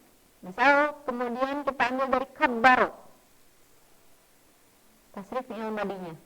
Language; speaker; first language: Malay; non-native, local second language; Sundanese